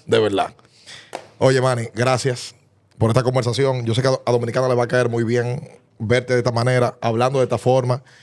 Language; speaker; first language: Spanish; native; Spanish